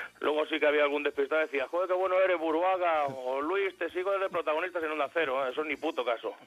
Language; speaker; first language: Spanish; native; Spanish